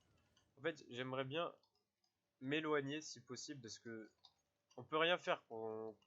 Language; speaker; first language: French; native; French